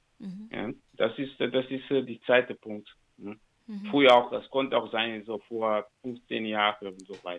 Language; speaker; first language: German; non-native, learner; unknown